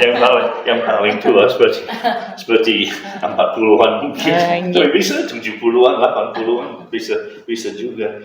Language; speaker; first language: Indonesian; non-native, fluent; English